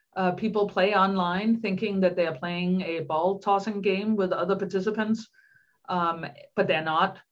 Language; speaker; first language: English; non-native, fluent; Danish